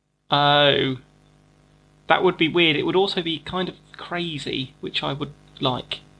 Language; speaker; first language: English; native; English